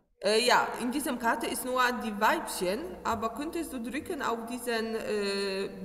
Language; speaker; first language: German; non-native, learner; Polish